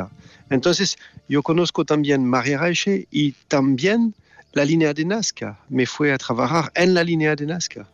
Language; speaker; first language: Spanish; non-native, learner; French